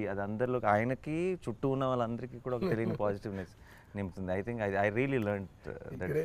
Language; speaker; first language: Telugu; native; Telugu